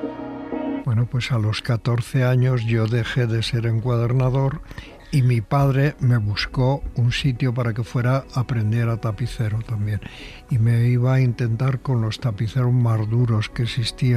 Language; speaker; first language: Spanish; native; Spanish